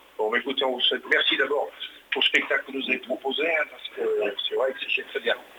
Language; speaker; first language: French; native; French